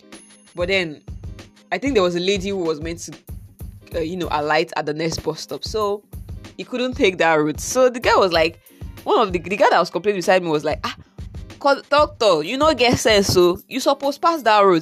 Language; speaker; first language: English; non-native, local second language; Yoruba